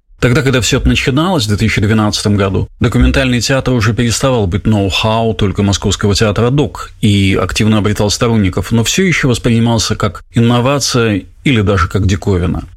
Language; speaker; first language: Russian; native; Russian